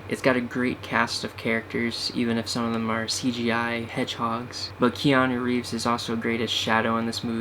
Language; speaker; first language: English; native; English